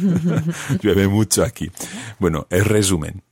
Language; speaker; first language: Spanish; non-native, fluent; English